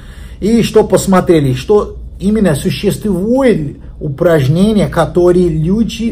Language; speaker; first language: Russian; non-native, learner; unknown